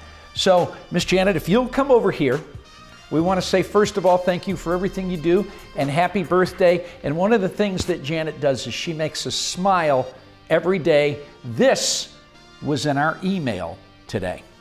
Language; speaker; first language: English; native; English